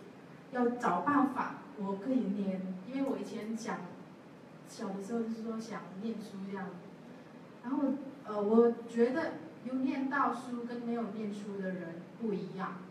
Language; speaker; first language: Chinese; non-native, learner; Javanese